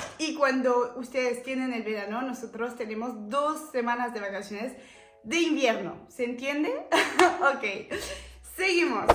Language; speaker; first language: Spanish; non-native, fluent; French